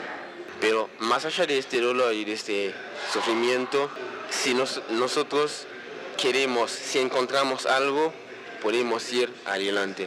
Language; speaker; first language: Spanish; non-native, local second language; Haitian Creole